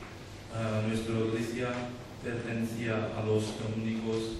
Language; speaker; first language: Spanish; non-native, learner; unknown